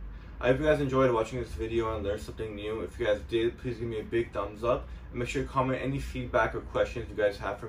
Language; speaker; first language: English; native; English